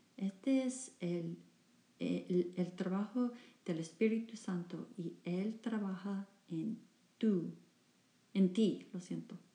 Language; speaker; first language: Spanish; non-native, learner; English